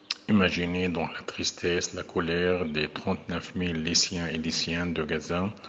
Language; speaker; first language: French; non-native, fluent; Arabic